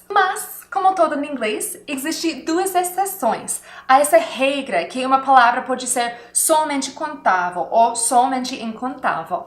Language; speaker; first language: Portuguese; non-native, fluent; English